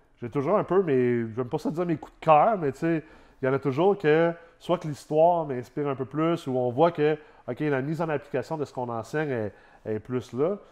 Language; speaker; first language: French; early bilingual, other home language; English